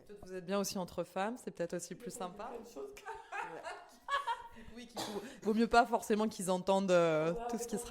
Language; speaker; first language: French; native; French